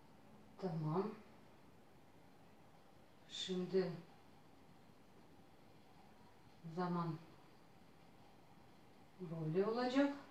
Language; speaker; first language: Turkish; non-native, learner; Russian